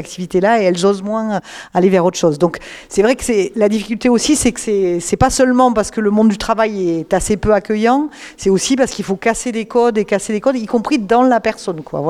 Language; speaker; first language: French; native; French